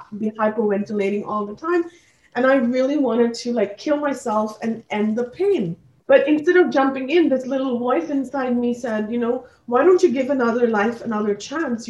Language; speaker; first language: English; non-native, local second language; Punjabi